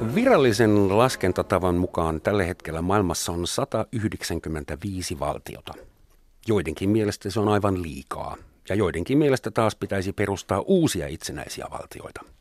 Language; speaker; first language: Finnish; non-native, fluent; German